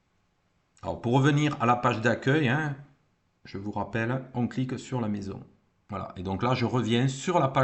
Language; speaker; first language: French; native; French